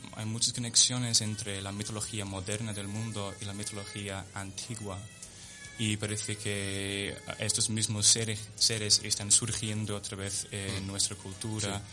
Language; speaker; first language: Spanish; non-native, fluent; English